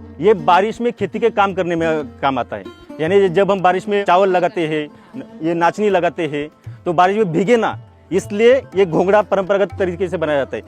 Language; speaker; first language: Hindi; non-native, local second language; Kukna